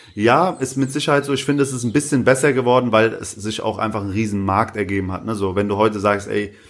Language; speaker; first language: German; early bilingual, other home language; Turkish